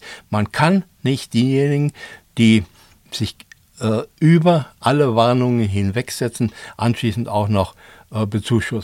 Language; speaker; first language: German; native; German